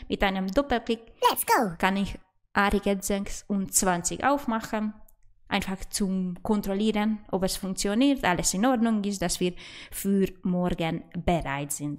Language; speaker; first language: German; non-native, fluent; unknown